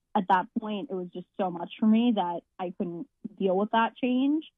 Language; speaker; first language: English; native; English